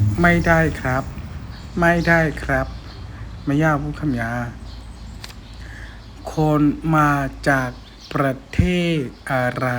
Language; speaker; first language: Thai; non-native, fluent; Burmese